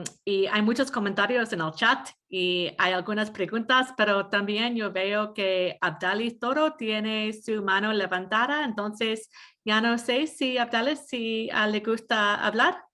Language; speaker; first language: Spanish; non-native, fluent; English